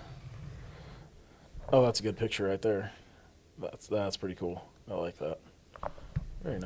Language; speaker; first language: English; native; English